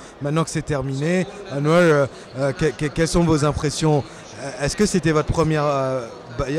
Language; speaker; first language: French; native; French